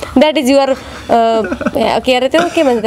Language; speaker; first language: Nepali; native; Nepali